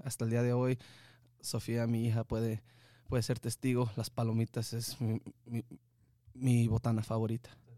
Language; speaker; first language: Spanish; early bilingual, heritage; Spanish